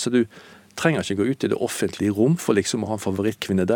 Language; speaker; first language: Norwegian; native; Norwegian